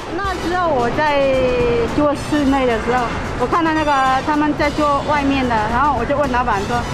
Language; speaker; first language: Chinese; non-native, fluent; Vietnamese